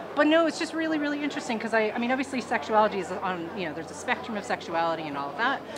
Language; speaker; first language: English; native; English